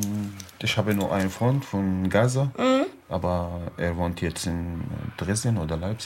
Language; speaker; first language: German; non-native, learner; Arabic